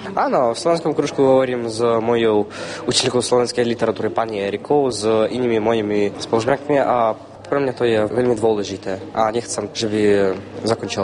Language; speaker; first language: Slovak; non-native, learner; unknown